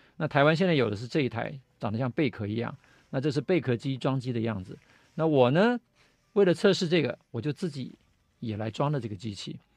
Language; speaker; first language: Chinese; native; Chinese